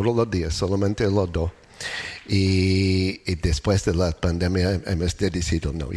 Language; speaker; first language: Spanish; non-native, learner; English